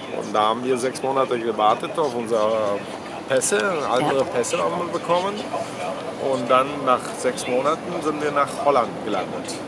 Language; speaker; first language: German; early bilingual, other home language; Persian